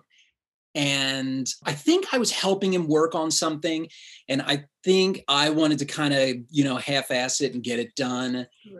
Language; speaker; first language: English; native; English